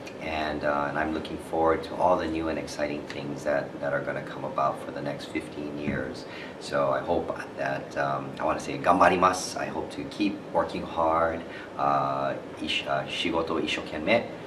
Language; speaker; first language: English; native; English